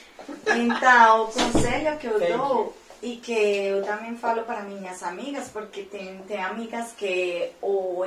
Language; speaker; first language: Portuguese; non-native, fluent; Spanish